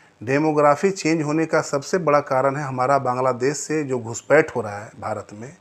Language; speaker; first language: Hindi; native; Hindi